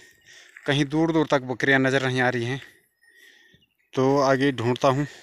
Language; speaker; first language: Hindi; native; Hindi